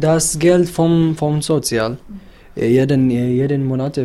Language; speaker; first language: German; non-native, learner; Arabic